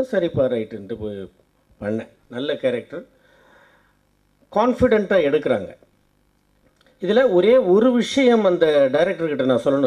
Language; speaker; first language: Tamil; native; Tamil